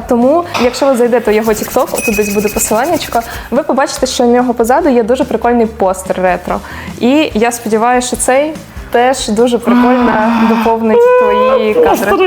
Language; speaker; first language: Ukrainian; native; Ukrainian